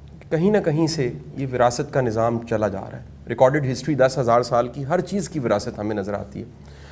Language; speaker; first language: Urdu; native; Urdu